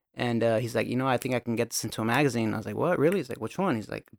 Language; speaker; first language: English; native; English